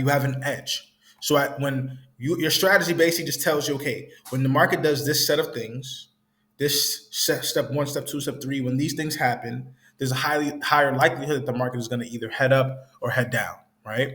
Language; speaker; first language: English; native; English